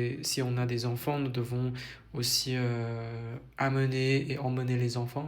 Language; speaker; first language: French; non-native, fluent; Vietnamese